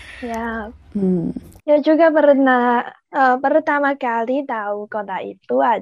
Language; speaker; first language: Indonesian; non-native, learner; Chinese